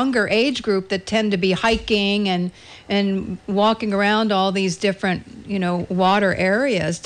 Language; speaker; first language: English; native; English